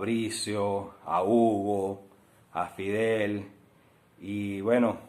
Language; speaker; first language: Spanish; native; Spanish